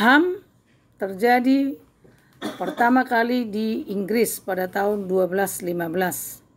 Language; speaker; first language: Indonesian; native; Indonesian